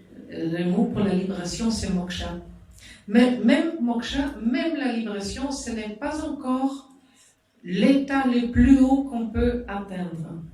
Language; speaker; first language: French; non-native, fluent; German